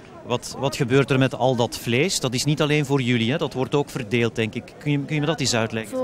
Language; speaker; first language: Dutch; native; Dutch